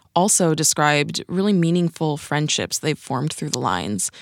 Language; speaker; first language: English; native; English